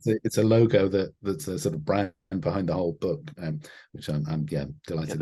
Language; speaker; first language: English; native; English